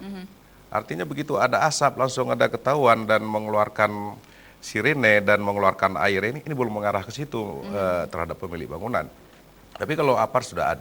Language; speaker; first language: Malay; native; Malay